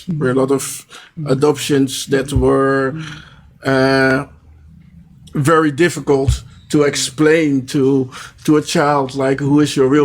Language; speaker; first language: English; non-native, fluent; Dutch